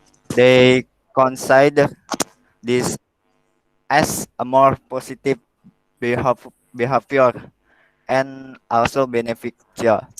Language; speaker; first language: English; non-native, learner; Indonesian